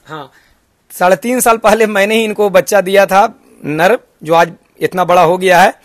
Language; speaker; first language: Hindi; native; Hindi